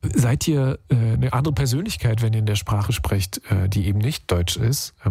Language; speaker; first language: German; native; German